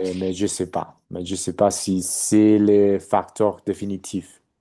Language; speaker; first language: French; non-native, learner; Spanish